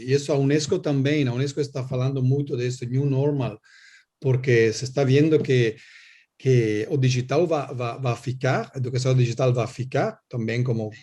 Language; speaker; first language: Portuguese; non-native, learner; Italian